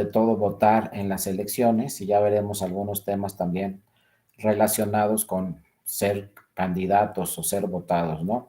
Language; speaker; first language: Spanish; native; Spanish